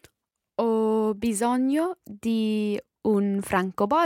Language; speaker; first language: Italian; non-native, learner; English